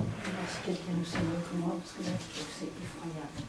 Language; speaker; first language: French; native; French